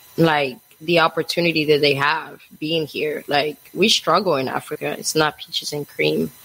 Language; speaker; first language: English; non-native, fluent; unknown